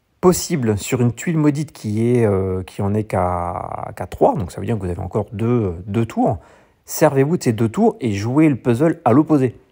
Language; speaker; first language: French; native; French